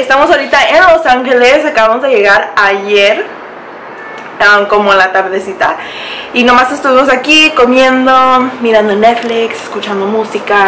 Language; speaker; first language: Spanish; early bilingual, heritage; Spanish